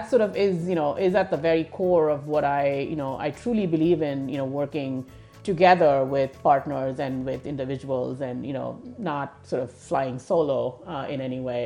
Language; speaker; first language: English; non-native, local second language; Hindi